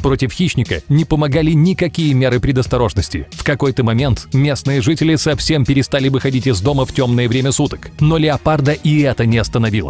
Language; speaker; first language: Russian; native; Russian